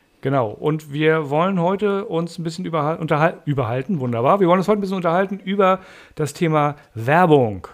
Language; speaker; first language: German; native; German